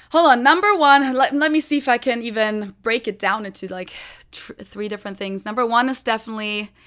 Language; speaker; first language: English; non-native, fluent; German